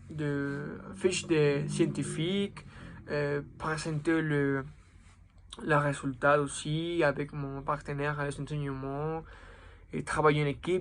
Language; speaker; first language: French; non-native, learner; Spanish